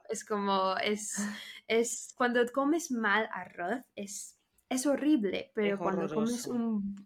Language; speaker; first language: Spanish; non-native, fluent; English